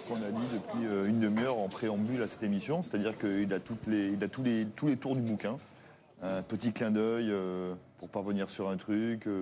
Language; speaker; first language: French; native; French